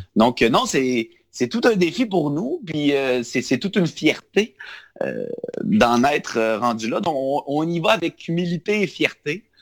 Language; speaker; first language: French; native; French